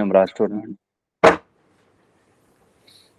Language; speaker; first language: German; non-native, learner; Hindi